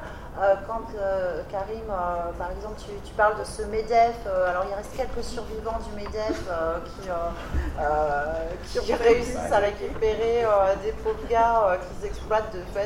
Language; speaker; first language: French; native; French